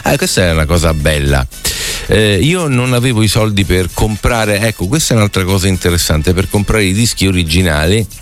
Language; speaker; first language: Italian; native; Italian